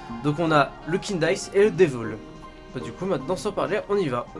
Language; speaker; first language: French; native; French